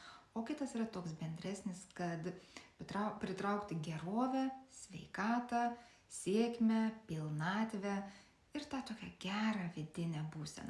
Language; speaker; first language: Lithuanian; native; Lithuanian